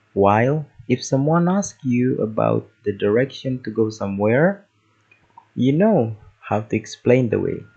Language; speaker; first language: English; non-native, fluent; Indonesian